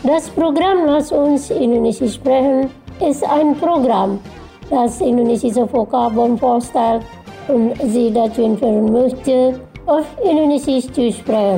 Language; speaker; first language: German; non-native, fluent; Indonesian